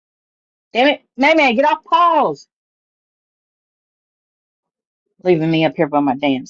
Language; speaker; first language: English; native; English